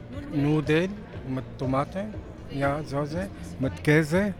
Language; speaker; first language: German; non-native, learner; Arabic